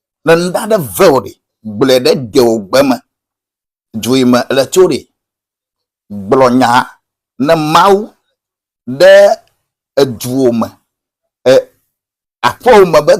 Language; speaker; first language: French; non-native, local second language; Ewe